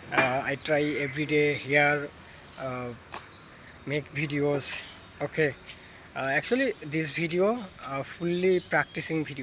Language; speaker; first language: English; non-native, learner; Bangla